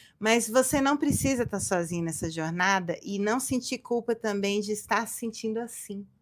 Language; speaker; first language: Portuguese; native; Portuguese